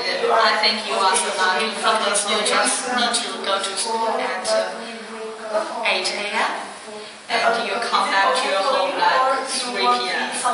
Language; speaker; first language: English; non-native, fluent; Chinese